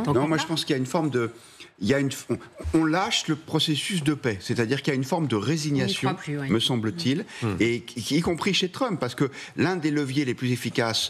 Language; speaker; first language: French; native; French